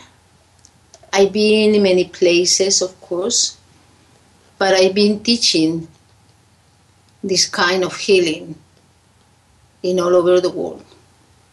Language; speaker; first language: English; non-native, fluent; Spanish